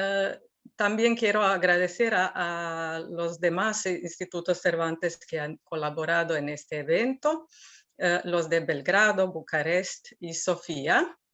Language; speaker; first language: Spanish; non-native, fluent; Serbian